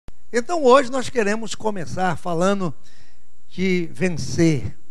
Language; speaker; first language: Portuguese; native; Portuguese